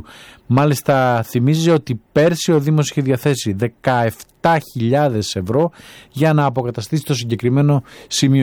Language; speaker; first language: Greek; native; Greek